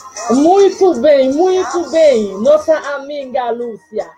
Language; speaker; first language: Portuguese; non-native, learner; Haitian Creole